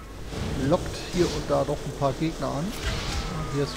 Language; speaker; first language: German; native; German